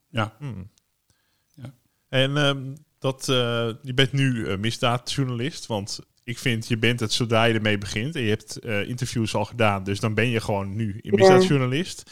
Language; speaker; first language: Dutch; native; Dutch